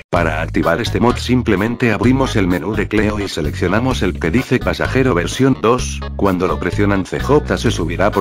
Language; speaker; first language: Spanish; native; Spanish